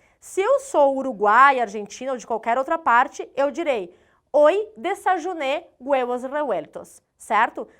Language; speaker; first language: Portuguese; native; Portuguese